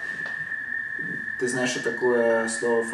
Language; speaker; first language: Russian; early bilingual, heritage; Russian